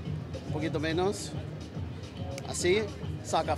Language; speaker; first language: Spanish; early bilingual, heritage; English